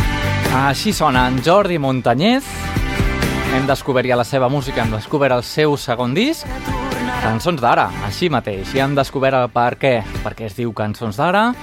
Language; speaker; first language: Catalan; native; Catalan